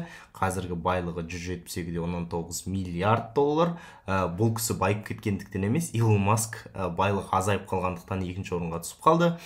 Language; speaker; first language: Kazakh; native; Kazakh